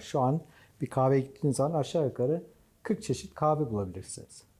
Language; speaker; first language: Turkish; non-native, fluent; German